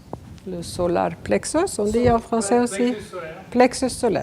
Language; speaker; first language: French; non-native, fluent; Swedish